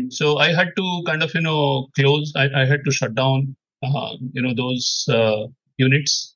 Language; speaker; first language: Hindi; non-native, local second language; Odia